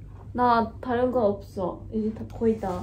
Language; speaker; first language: Korean; non-native, fluent; Japanese